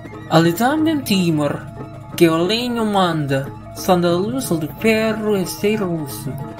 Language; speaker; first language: Portuguese; non-native, learner; Indonesian